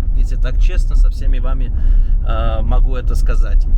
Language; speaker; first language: Russian; early bilingual, heritage; Russian